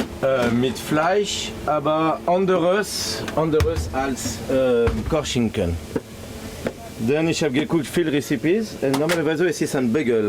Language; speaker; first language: German; non-native, learner; French